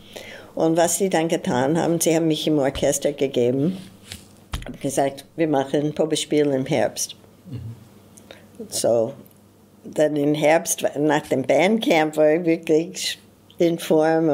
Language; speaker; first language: German; non-native, fluent; English